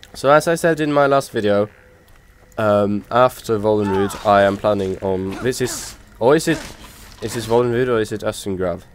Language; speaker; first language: English; non-native, fluent; Norwegian